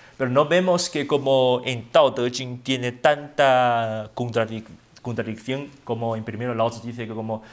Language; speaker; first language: Spanish; non-native, learner; Wu Chinese